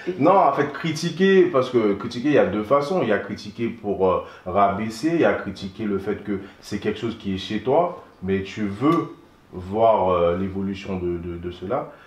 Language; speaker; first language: French; non-native, local second language; Haitian Creole